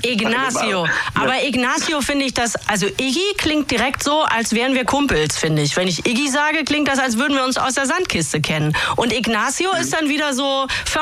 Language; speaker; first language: German; native; German